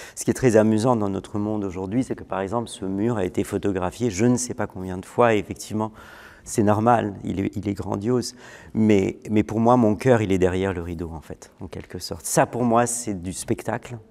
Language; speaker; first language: French; non-native, local second language; Malagasy